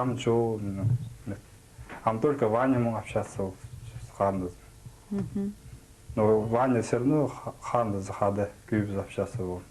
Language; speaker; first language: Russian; non-native, local second language; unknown